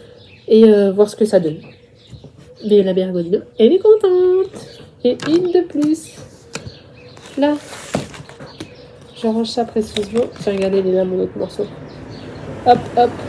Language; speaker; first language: French; native; French